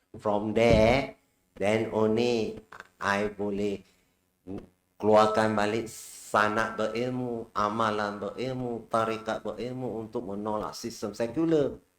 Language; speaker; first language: Malay; non-native, local second language; Chinese